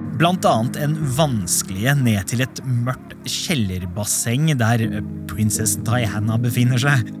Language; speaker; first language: Norwegian; early bilingual, other home language; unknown